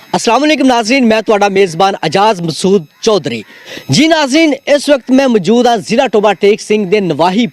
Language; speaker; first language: Urdu; non-native, local second language; Punjabi